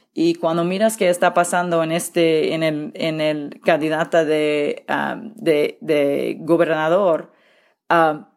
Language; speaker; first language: Spanish; early bilingual, heritage; Spanish